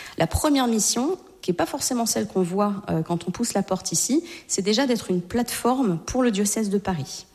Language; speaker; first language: French; native; French